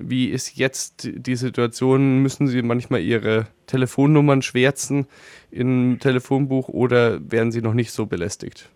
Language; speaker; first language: German; native; German